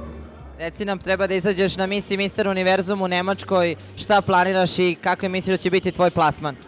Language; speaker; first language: Bosnian; native; Bosnian